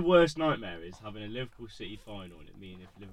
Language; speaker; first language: English; native; English